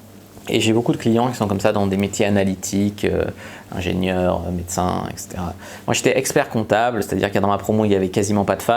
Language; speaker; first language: French; native; French